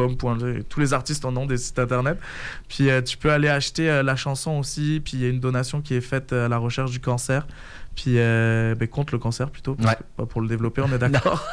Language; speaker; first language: French; native; French